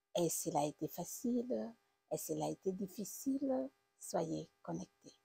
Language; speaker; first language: French; non-native, local second language; Lingala